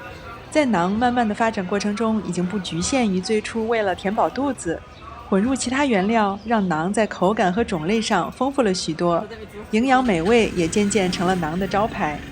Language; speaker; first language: Chinese; native; Chinese